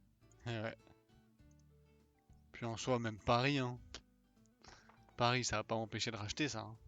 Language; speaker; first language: French; native; French